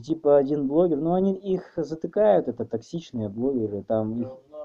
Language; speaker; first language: Russian; native; Russian